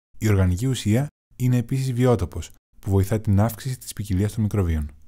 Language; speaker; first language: Greek; non-native, learner; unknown